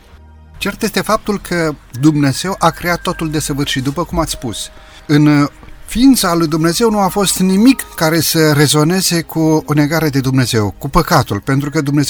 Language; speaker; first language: Romanian; native; Romanian